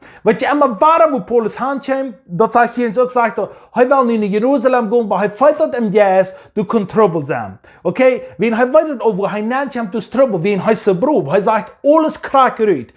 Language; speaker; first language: German; non-native, learner; English